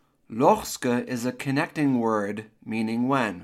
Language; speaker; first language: English; native; English